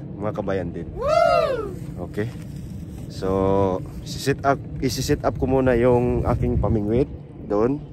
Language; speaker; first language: Filipino; non-native, local second language; Cebuano